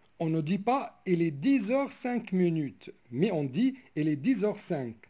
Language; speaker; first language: French; non-native, local second language; Arabic